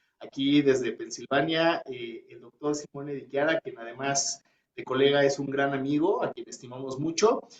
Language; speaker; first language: Spanish; native; Spanish